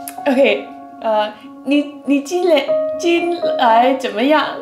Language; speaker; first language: Chinese; non-native, learner; Cantonese